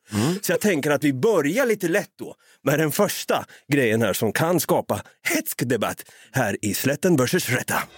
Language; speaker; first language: Swedish; native; Swedish